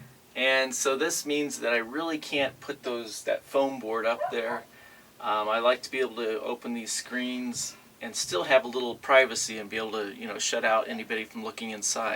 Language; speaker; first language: English; native; English